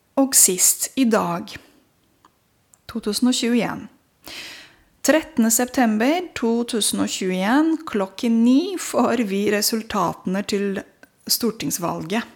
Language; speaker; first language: Norwegian; non-native, fluent; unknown